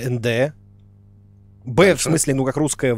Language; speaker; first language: Russian; native; Russian